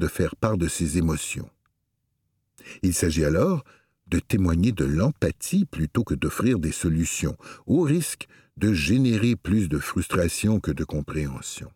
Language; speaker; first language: French; native; French